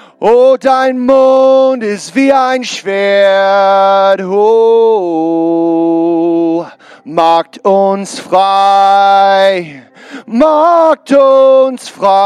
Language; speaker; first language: German; non-native, learner; English